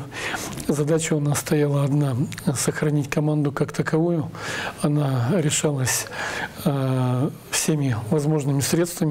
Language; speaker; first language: Russian; native; Russian